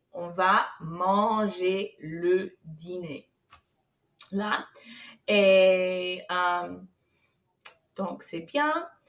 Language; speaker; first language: French; non-native, fluent; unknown